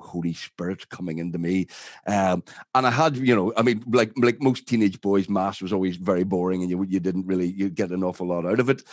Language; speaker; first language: English; native; English